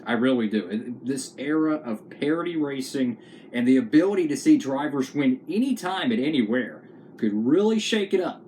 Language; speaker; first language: English; native; English